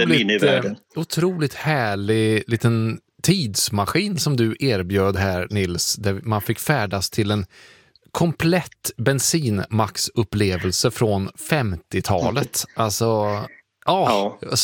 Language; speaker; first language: Swedish; native; Swedish